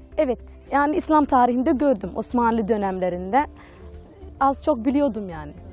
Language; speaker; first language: Turkish; non-native, fluent; Somali